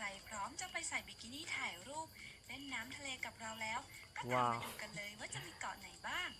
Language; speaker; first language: Thai; native; Thai